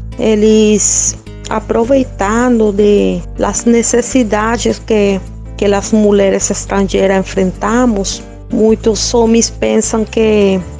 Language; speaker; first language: Portuguese; non-native, learner; Spanish